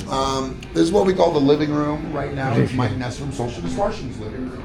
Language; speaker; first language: English; native; English